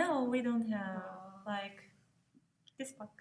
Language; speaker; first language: English; non-native, fluent; Japanese